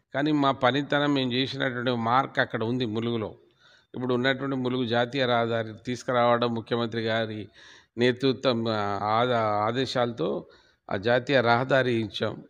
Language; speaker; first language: Telugu; non-native, local second language; Lambadi